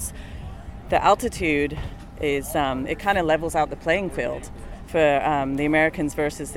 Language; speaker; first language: English; native; English